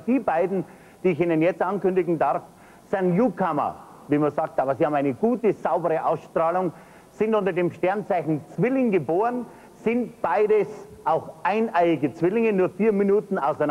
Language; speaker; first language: German; native; German